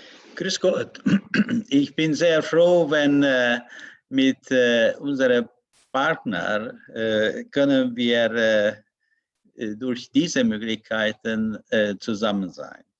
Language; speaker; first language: German; non-native, learner; Hungarian